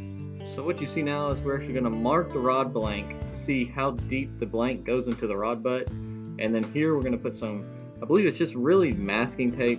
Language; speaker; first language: English; native; English